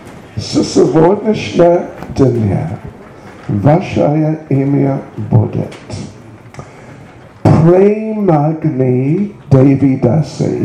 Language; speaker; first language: Russian; non-native, learner; English